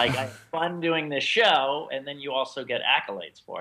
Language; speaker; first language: English; native; English